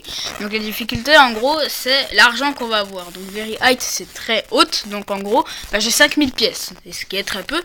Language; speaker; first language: French; native; French